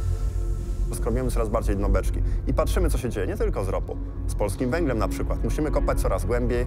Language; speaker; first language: Polish; native; Polish